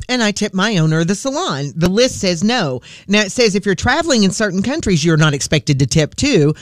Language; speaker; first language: English; native; English